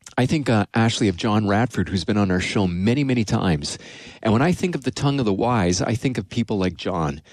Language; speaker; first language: English; native; English